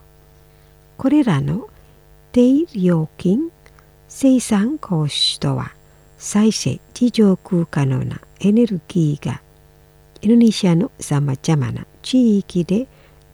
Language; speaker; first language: Japanese; non-native, fluent; Indonesian